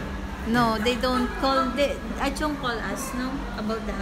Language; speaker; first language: English; non-native, local second language; Filipino